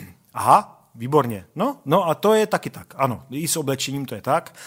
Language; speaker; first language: Czech; native; Czech